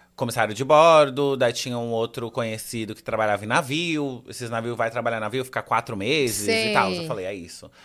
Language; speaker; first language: Portuguese; native; Portuguese